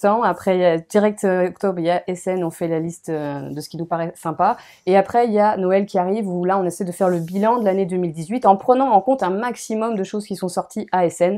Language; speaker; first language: French; native; French